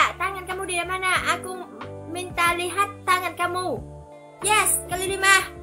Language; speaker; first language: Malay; non-native, learner; Vietnamese